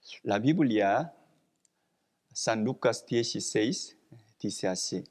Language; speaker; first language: Spanish; non-native, fluent; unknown